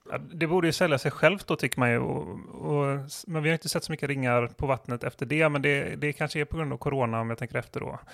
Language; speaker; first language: Swedish; native; Swedish